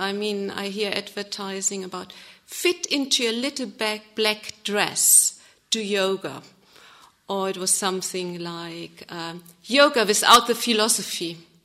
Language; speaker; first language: English; non-native, fluent; German